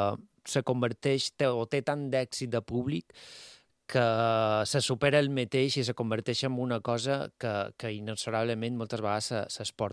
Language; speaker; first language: Catalan; native; Catalan